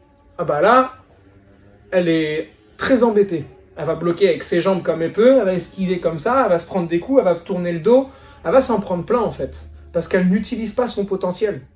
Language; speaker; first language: French; native; French